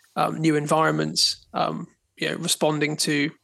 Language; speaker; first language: English; native; English